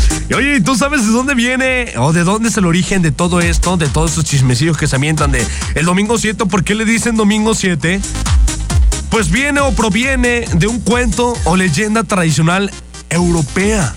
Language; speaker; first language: Spanish; native; Spanish